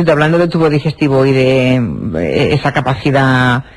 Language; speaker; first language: Spanish; native; Spanish